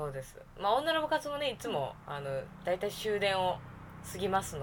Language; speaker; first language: Japanese; native; Japanese